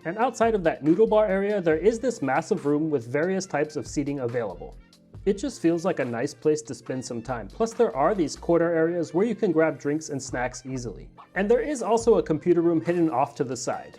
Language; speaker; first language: English; native; English